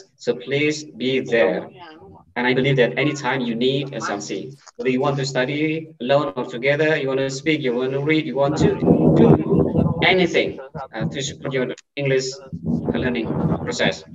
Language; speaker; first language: English; non-native, fluent; Indonesian